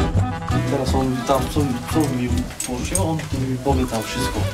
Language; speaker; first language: Polish; non-native, learner; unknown